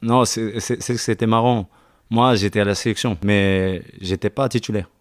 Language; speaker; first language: French; non-native, learner; Japanese